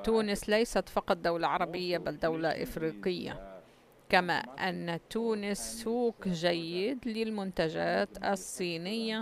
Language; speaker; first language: Arabic; non-native, fluent; Chinese